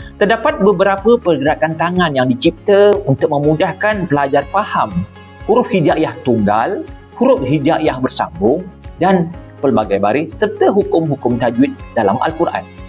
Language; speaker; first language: Malay; native; Malay